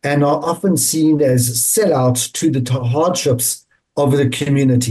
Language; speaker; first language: English; native; English